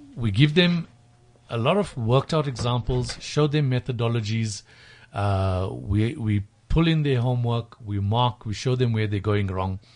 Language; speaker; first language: English; native; English